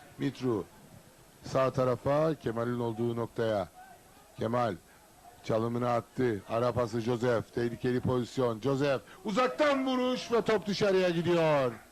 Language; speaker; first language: Turkish; native; Turkish